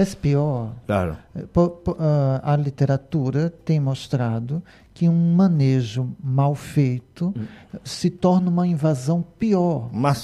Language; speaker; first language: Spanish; non-native, learner; Portuguese